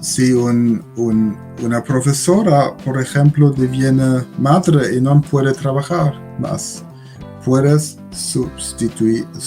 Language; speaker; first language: Spanish; non-native, learner; German